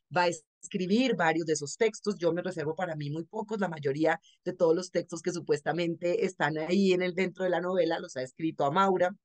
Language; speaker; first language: Spanish; native; Spanish